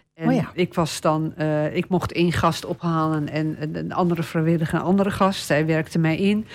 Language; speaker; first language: Dutch; native; Dutch